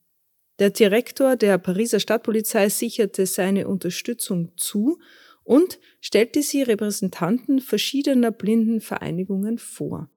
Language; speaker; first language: German; native; German